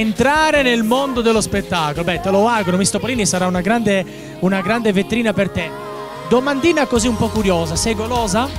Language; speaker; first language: Italian; native; Italian